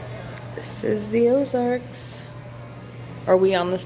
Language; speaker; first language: English; native; English